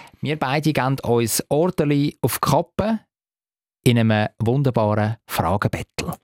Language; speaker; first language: German; native; German